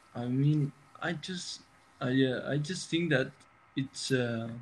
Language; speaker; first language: English; non-native, fluent; Spanish